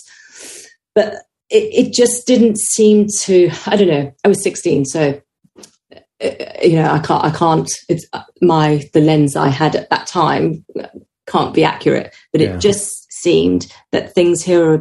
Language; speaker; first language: English; native; English